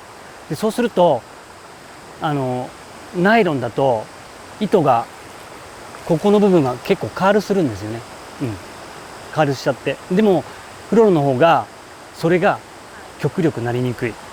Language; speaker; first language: Japanese; native; Japanese